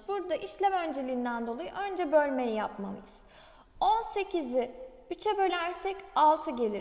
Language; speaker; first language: Turkish; native; Turkish